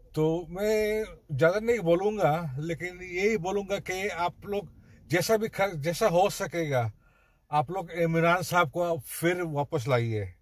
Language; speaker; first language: Hindi; non-native, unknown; Bangla